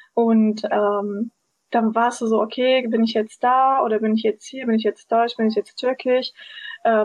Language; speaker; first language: German; early bilingual, other home language; Turkish